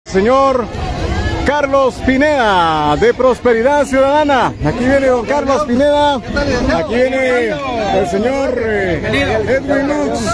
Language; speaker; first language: Spanish; native; Spanish